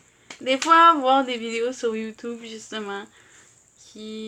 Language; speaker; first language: French; native; French